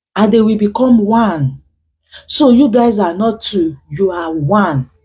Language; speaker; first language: English; non-native, local second language; Yoruba